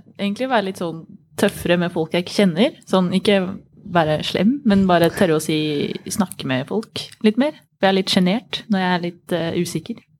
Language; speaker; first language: Norwegian; native; Norwegian